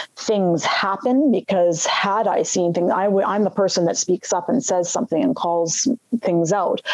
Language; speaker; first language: English; native; English